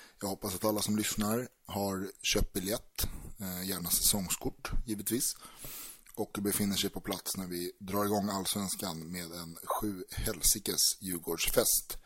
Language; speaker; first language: Swedish; native; Swedish